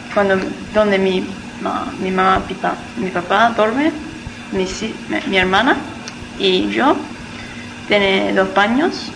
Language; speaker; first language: Spanish; non-native, learner; English